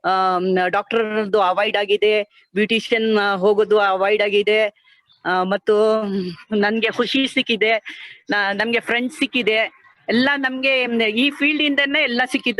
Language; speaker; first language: Kannada; non-native, local second language; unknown